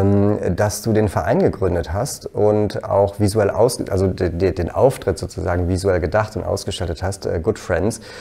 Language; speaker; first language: German; native; German